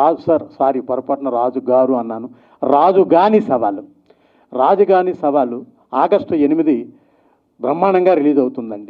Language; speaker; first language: Telugu; native; Telugu